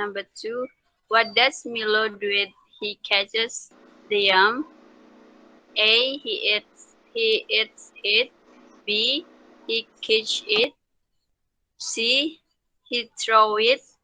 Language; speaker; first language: English; non-native, learner; Indonesian